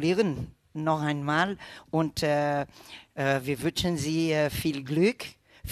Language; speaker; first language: German; non-native, learner; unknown